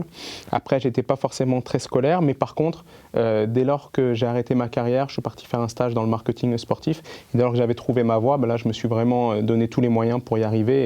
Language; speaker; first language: French; native; French